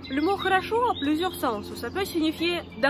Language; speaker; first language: French; non-native, fluent; Russian